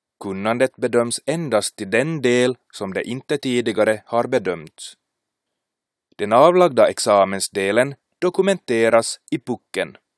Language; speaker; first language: Swedish; native; Swedish